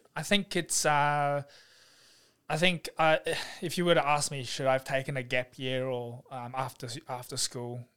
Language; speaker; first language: English; native; English